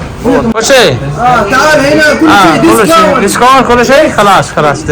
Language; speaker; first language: Arabic; non-native, learner; Urdu